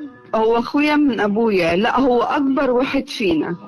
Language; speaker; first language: Arabic; native; Arabic